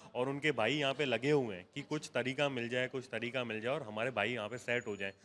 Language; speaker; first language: Hindi; non-native, local second language; Gujarati